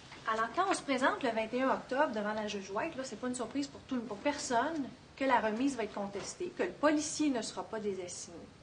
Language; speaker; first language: French; native; French